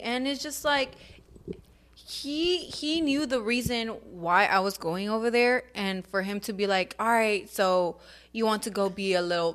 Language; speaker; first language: English; early bilingual, other home language; Spanish